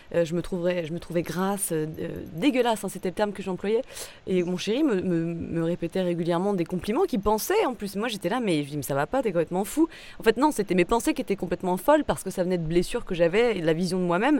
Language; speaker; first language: French; native; French